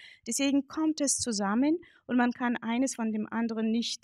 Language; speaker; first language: German; non-native, fluent; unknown